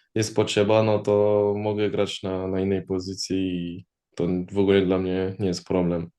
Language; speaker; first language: Polish; early bilingual, heritage; Polish